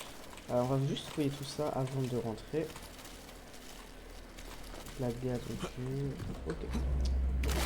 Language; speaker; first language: French; native; French